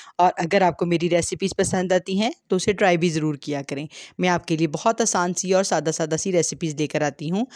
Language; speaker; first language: Hindi; native; Hindi